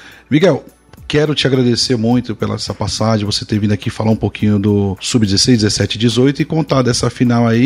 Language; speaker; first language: Portuguese; native; Portuguese